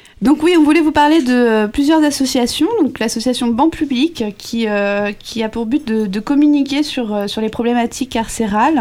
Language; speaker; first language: French; native; French